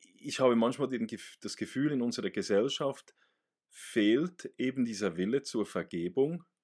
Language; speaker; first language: German; native; German